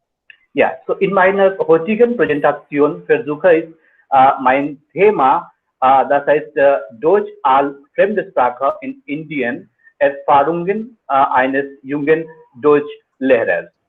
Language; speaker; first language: German; non-native, fluent; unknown